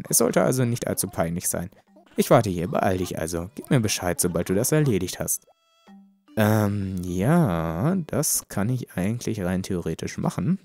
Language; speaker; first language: German; native; German